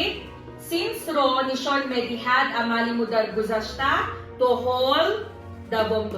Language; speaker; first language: Persian; non-native, learner; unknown